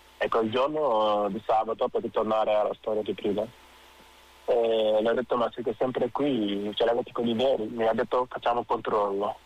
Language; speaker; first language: Italian; non-native, fluent; Wolof